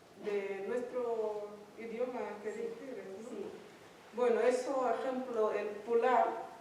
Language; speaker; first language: Spanish; non-native, learner; Fula